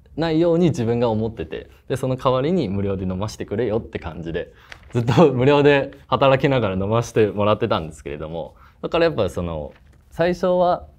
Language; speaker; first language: Japanese; non-native, fluent; Chinese